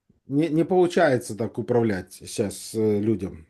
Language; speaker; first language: Russian; native; Russian